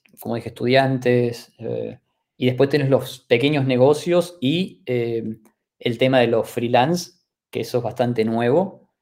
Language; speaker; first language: Spanish; native; Spanish